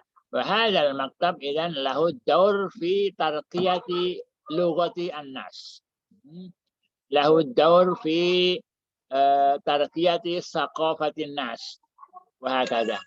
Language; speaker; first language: Arabic; non-native, fluent; Indonesian